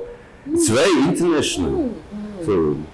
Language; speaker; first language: English; non-native, learner; German